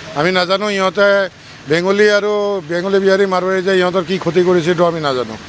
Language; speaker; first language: Assamese; non-native, local second language; Bangla